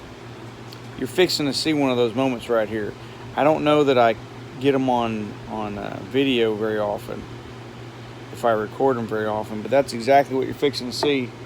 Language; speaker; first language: English; native; English